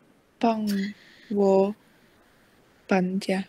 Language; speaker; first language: Chinese; non-native, learner; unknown